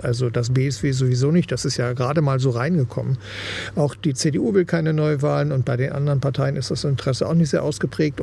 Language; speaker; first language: German; native; German